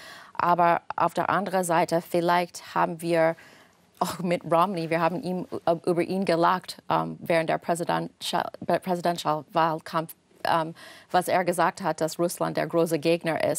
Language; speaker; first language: German; non-native, fluent; English